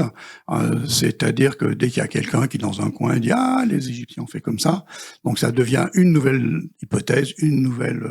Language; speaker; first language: French; native; French